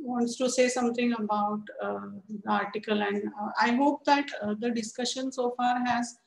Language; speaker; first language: English; non-native, local second language; Marathi